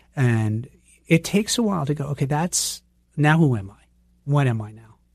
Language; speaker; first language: English; native; English